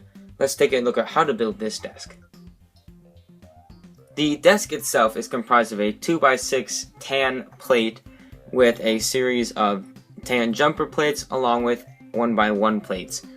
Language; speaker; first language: English; native; English